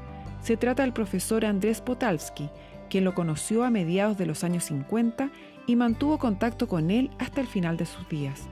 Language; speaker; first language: Spanish; native; Spanish